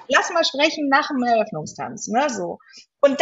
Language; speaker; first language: German; native; German